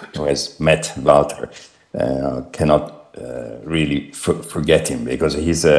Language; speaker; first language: English; non-native, fluent; Italian